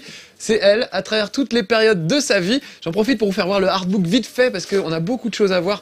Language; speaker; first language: French; native; French